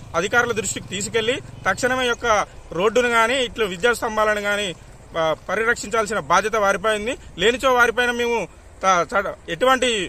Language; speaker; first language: Telugu; native; Telugu